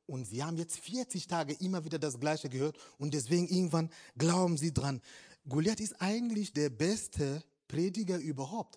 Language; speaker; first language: German; non-native, fluent; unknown